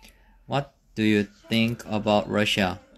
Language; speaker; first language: English; non-native, learner; Korean